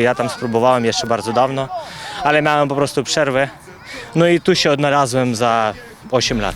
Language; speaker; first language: Polish; non-native, fluent; Ukrainian